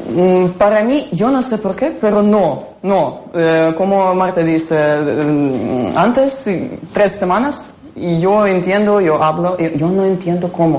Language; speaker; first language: Spanish; non-native, learner; Ukrainian